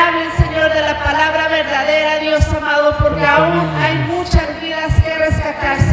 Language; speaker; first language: Spanish; native; Spanish